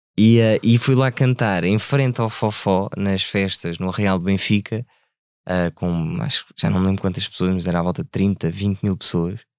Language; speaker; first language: Portuguese; early bilingual, other home language; French